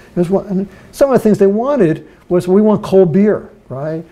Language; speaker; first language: English; native; English